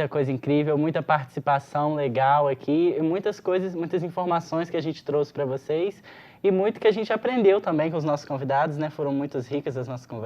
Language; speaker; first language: Portuguese; native; Portuguese